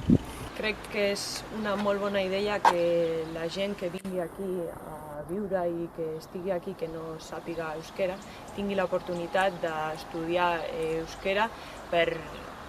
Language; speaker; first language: Catalan; non-native, local second language; Basque